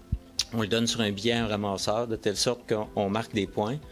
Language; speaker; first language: French; native; French